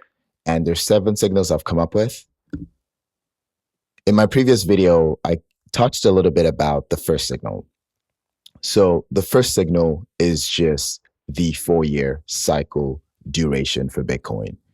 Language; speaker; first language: English; native; English